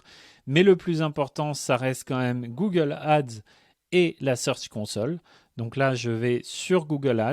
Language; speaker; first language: French; native; French